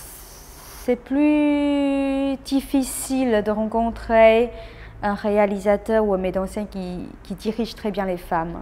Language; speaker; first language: French; non-native, fluent; Chinese